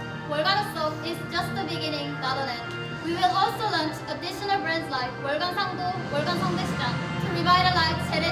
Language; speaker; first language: English; non-native, learner; Korean